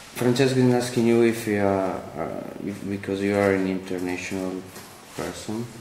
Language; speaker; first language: English; non-native, fluent; Italian